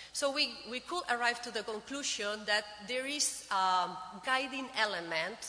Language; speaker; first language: English; non-native, fluent; Spanish